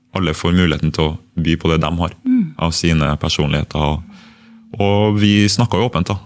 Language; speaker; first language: Norwegian; early bilingual, other home language; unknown